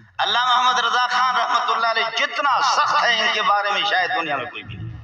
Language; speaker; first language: Urdu; non-native, local second language; Baluchi